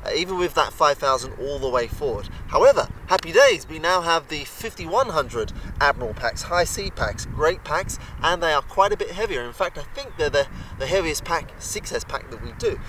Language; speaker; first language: English; native; English